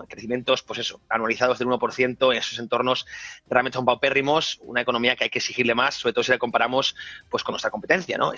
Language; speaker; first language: Spanish; native; Spanish